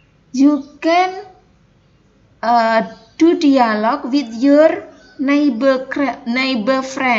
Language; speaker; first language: English; non-native, fluent; Indonesian